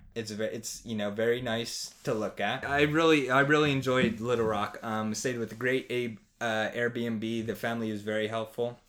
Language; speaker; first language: English; native; English